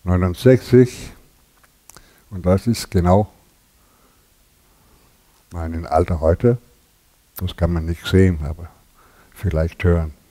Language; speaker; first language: German; non-native, learner; Danish